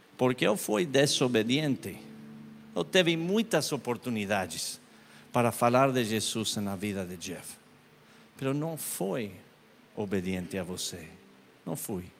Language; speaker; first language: Portuguese; non-native, learner; Spanish